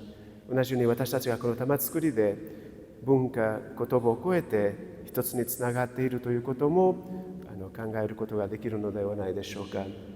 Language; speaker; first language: Japanese; non-native, fluent; Portuguese